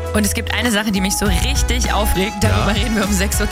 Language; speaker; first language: German; native; German